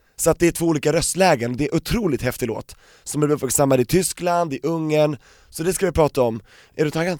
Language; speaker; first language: Swedish; native; Swedish